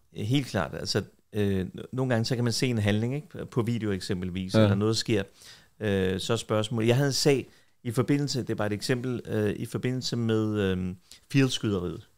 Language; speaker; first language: Danish; early bilingual, other home language; Kurdish